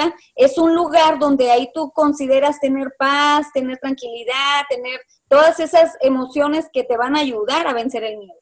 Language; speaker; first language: Spanish; native; Spanish